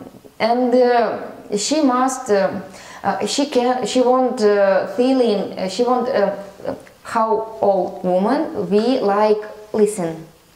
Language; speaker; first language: English; non-native, learner; Russian